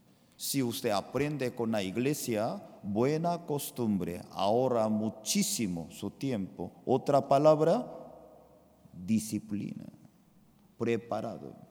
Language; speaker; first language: Spanish; non-native, fluent; Korean